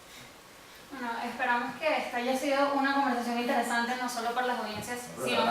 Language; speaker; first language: Spanish; native; Spanish